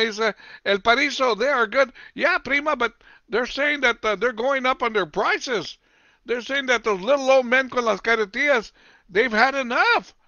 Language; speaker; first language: English; native; English